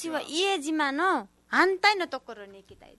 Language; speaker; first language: Japanese; non-native, learner; Nepali